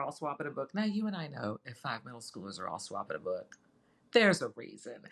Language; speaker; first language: English; native; English